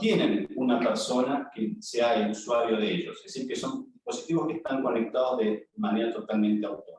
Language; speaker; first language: Spanish; native; Spanish